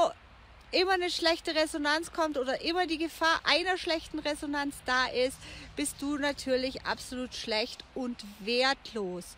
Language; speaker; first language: German; native; German